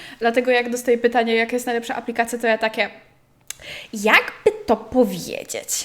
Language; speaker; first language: Polish; native; Polish